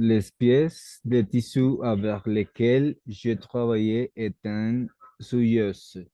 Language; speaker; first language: French; non-native, learner; Spanish